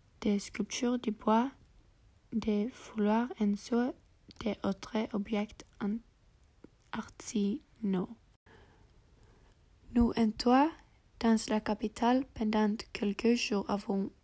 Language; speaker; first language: French; non-native, learner; English